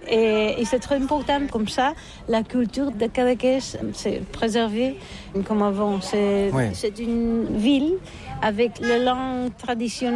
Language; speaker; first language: French; non-native, learner; Catalan